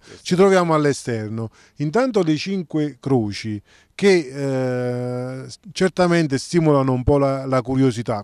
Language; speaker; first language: Italian; native; Italian